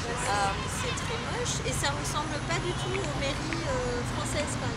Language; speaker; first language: French; native; French